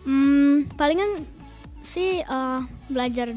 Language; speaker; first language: Indonesian; native; Indonesian